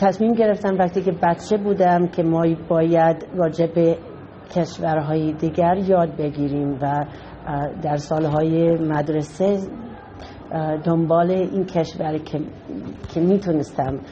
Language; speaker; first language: Persian; non-native, fluent; English